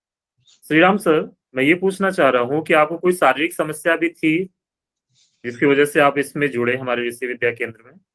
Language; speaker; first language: Hindi; native; Hindi